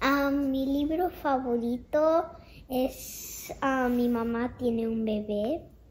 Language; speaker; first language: Spanish; early bilingual, heritage; Japanese